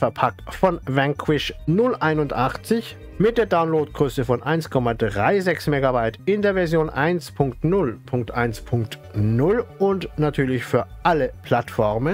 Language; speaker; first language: German; native; German